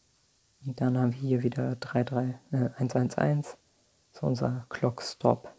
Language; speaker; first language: German; native; German